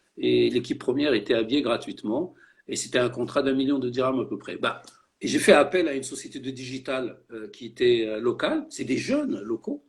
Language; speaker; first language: French; non-native, local second language; Arabic